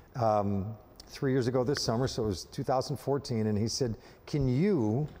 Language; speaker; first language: English; native; English